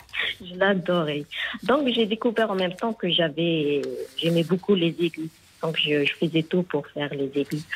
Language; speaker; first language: French; non-native, local second language; Arabic